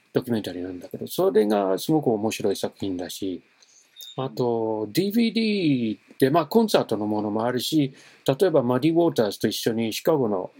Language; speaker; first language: Japanese; non-native, fluent; English